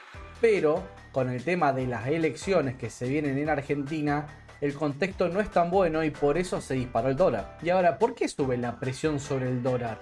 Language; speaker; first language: Spanish; native; Spanish